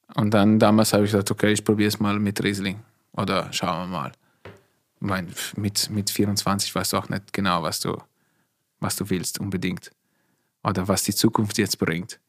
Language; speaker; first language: German; non-native, fluent; Italian